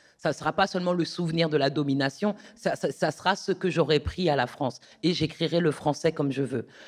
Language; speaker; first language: French; native; French